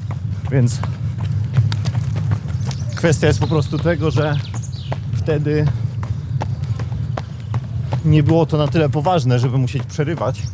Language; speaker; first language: Polish; native; Polish